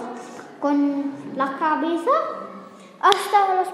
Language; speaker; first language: Spanish; non-native, learner; Arabic